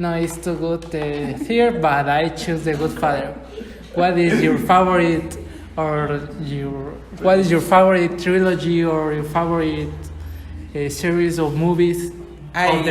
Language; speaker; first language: English; non-native, learner; Spanish